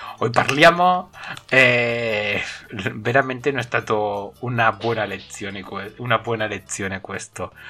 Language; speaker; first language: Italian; non-native, learner; Spanish